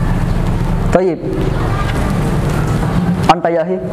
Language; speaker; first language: Arabic; non-native, learner; Indonesian